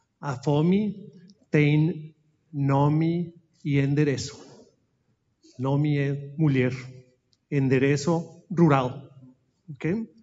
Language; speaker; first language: Portuguese; non-native, learner; Spanish